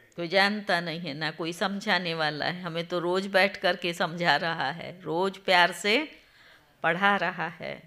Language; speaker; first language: Hindi; non-native, local second language; Gujarati